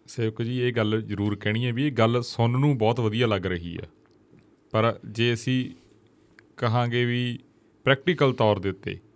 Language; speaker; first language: Punjabi; native; Punjabi